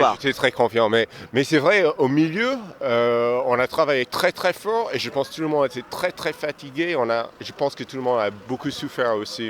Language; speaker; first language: French; non-native, fluent; English